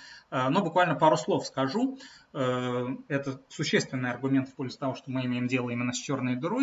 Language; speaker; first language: Russian; native; Russian